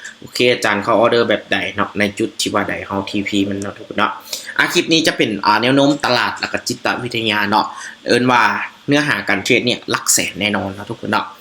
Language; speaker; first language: Thai; non-native, local second language; Northeastern Thai